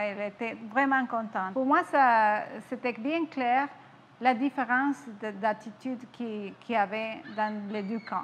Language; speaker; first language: French; non-native, fluent; Spanish